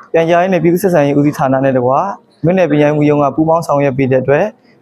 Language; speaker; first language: Burmese; native; Burmese